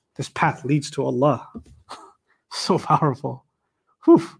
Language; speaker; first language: English; non-native, local second language; Urdu